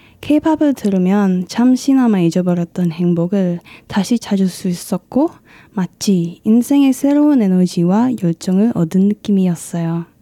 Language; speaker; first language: Korean; non-native, fluent; Indonesian